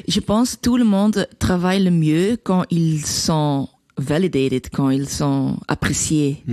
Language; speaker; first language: French; non-native, learner; Dutch